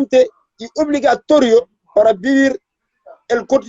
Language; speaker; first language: Spanish; non-native, learner; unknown